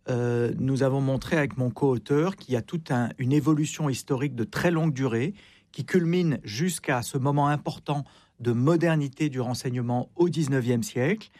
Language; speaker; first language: French; native; French